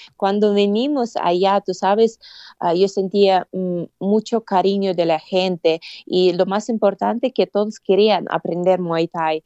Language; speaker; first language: Spanish; non-native, fluent; Russian